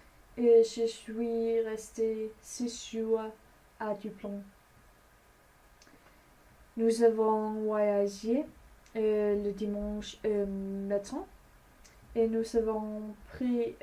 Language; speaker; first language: French; non-native, learner; Danish